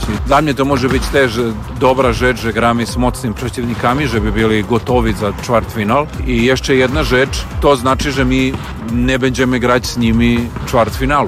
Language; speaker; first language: Polish; non-native, learner; Serbian